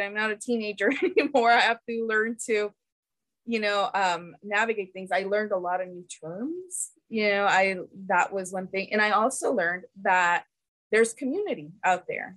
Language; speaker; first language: English; early bilingual, other home language; Spanish